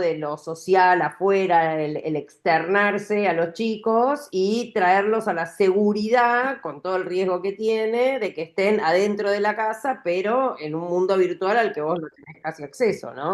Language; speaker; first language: Spanish; native; Spanish